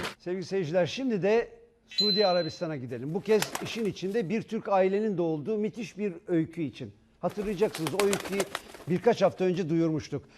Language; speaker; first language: Turkish; native; Turkish